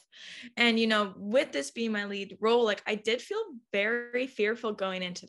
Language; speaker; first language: English; native; English